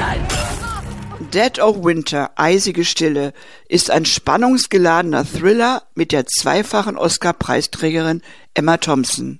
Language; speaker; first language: German; native; German